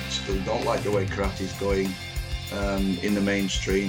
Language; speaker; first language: English; native; English